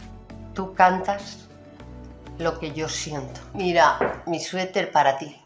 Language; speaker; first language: Spanish; native; Spanish